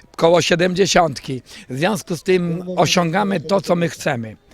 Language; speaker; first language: Polish; native; Polish